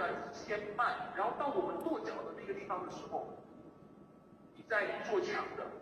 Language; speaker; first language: Chinese; native; Chinese